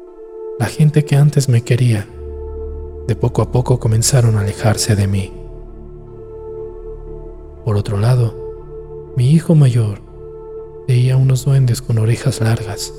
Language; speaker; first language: Spanish; native; Spanish